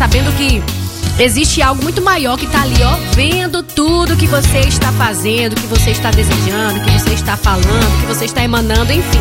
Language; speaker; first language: Portuguese; native; Portuguese